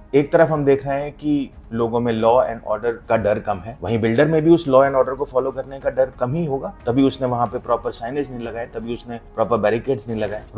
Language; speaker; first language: Hindi; native; Hindi